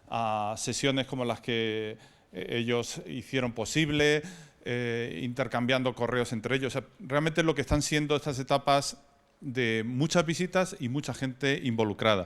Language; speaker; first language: Spanish; native; Spanish